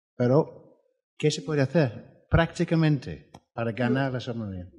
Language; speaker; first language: Spanish; non-native, fluent; English